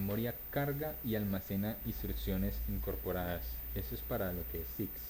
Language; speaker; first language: Spanish; native; Spanish